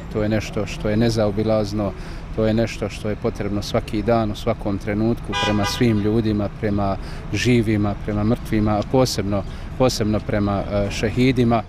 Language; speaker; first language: Bosnian; native; Bosnian